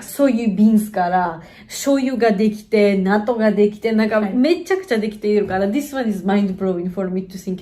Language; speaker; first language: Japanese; non-native, fluent; Georgian